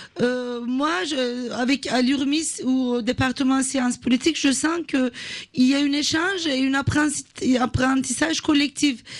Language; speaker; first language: French; non-native, fluent; Turkish